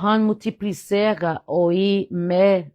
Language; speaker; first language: Norwegian; non-native, fluent; Portuguese